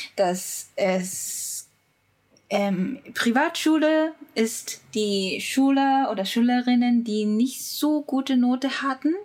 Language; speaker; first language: German; non-native, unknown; Japanese